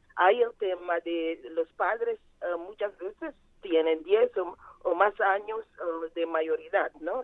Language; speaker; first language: Spanish; non-native, fluent; Portuguese